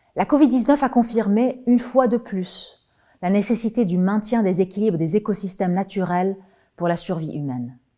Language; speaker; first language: French; non-native, local second language; Arabic